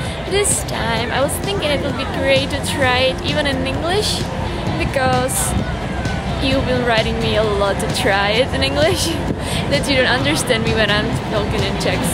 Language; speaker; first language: English; non-native, fluent; Czech